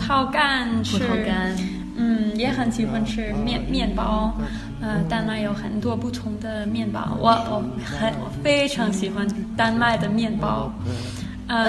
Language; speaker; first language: Chinese; non-native, learner; Danish